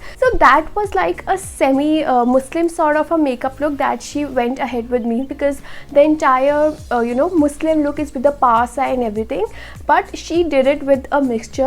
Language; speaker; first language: English; non-native, local second language; Hindi